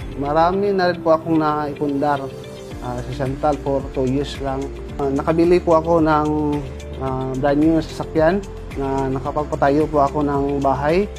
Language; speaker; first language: Filipino; non-native, local second language; Cebuano